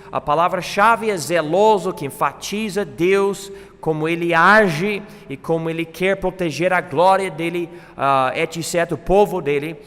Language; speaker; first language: Portuguese; non-native, fluent; English